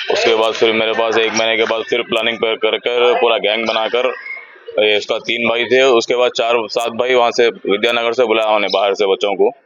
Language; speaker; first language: Hindi; non-native, local second language; Urdu